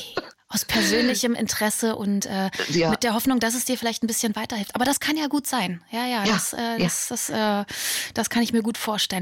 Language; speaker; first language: German; native; German